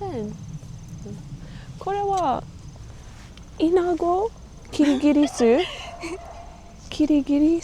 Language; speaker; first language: Japanese; non-native, learner; English